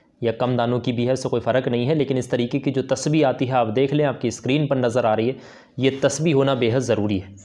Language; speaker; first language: Urdu; native; Urdu